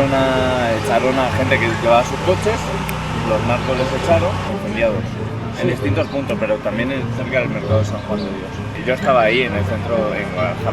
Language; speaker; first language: Spanish; native; Spanish